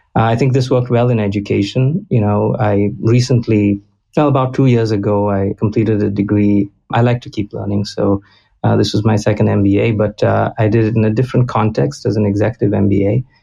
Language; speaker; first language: English; non-native, local second language; Konkani